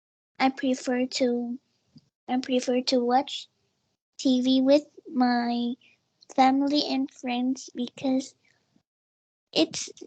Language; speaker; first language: English; non-native, learner; Vietnamese